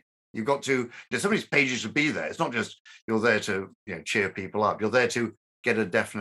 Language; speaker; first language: English; native; English